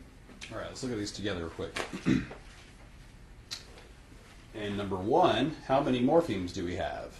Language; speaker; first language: English; native; English